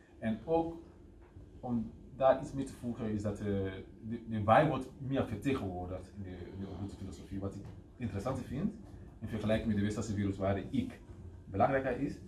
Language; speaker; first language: Dutch; non-native, fluent; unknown